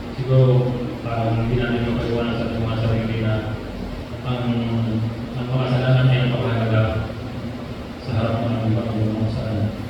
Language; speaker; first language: Filipino; non-native, local second language; Bikol